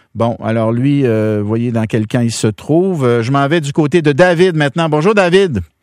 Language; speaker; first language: French; native; French